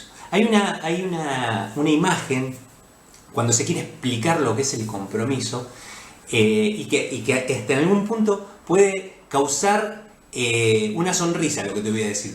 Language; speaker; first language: Spanish; native; Spanish